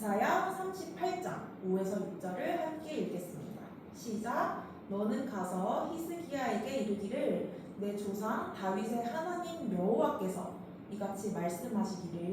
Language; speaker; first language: Korean; native; Korean